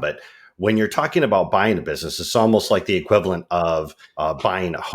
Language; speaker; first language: English; native; English